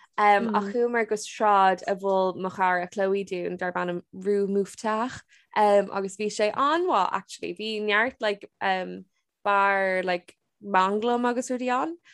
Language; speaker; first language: Irish; non-native, local second language; English